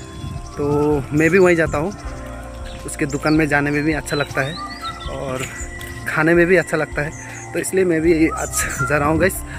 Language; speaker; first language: Hindi; non-native, local second language; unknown